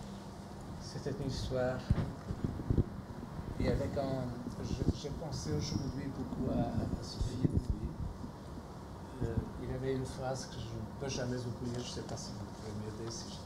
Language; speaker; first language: French; non-native, fluent; Portuguese